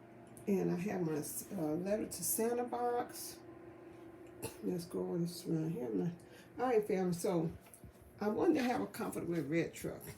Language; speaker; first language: English; native; English